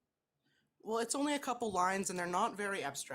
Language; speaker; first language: English; native; English